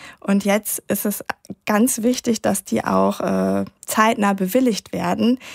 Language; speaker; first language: German; native; German